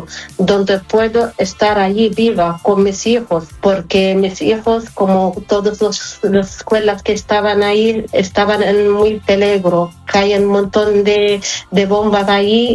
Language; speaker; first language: Spanish; non-native, fluent; Arabic